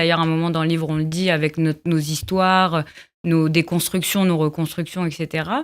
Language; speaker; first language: French; non-native, local second language; Arabic